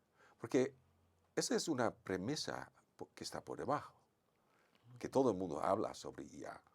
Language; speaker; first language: Spanish; non-native, fluent; Dutch